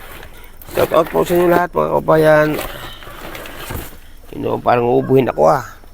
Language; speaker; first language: Filipino; native; Filipino